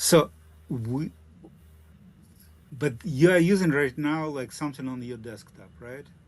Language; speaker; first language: English; non-native, learner; Russian